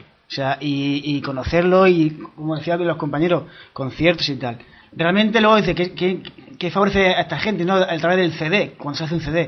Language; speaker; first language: Spanish; native; Spanish